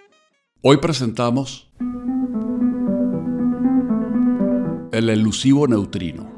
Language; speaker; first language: Spanish; native; Spanish